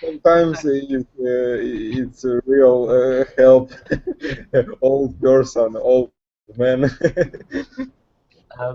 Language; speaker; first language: English; non-native, learner; Russian